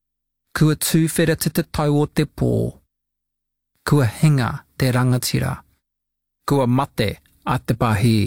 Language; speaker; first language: Māori; non-native, local second language; English